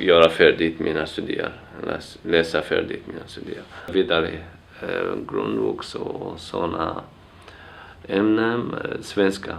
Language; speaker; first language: Swedish; non-native, learner; Arabic